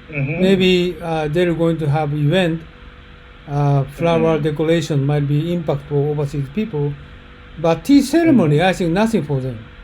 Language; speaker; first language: English; non-native, fluent; Japanese